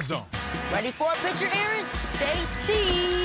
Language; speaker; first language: English; native; English